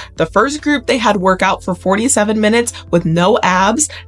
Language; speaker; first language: English; native; English